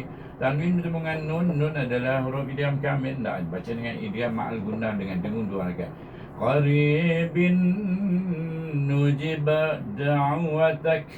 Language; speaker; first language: Malay; native; Malay